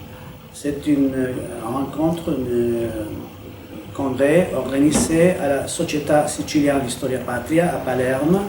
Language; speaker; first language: French; non-native, fluent; Spanish